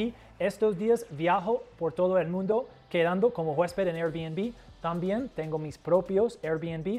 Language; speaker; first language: Spanish; non-native, fluent; English